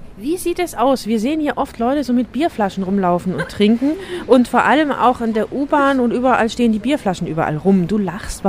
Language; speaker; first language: German; native; German